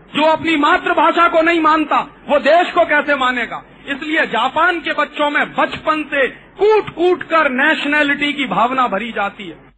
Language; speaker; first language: Hindi; native; Hindi